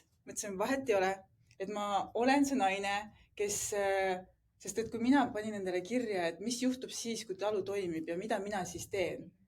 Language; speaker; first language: Estonian; native; Estonian